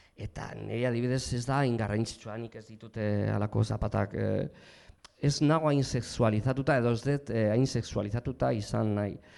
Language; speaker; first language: Basque; non-native, local second language; Spanish